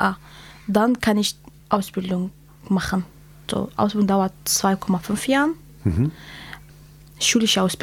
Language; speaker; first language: German; non-native, learner; Kurdish